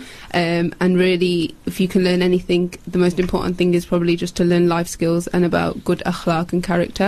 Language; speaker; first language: English; native; English